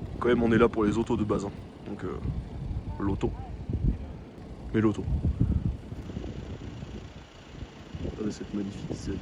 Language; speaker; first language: French; native; French